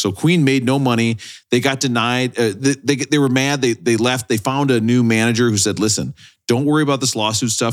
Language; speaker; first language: English; native; English